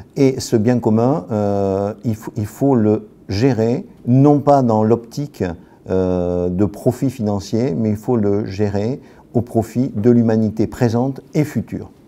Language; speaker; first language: French; native; French